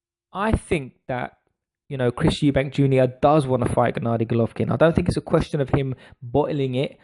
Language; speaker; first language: English; native; English